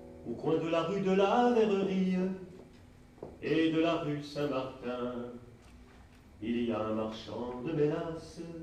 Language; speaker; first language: French; native; French